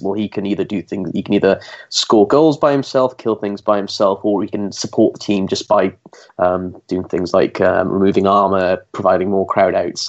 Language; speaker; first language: English; native; English